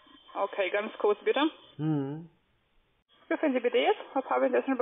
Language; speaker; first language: German; non-native, fluent; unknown